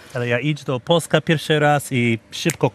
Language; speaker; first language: Polish; non-native, learner; English